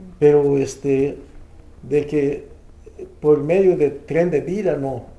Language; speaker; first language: Spanish; native; Spanish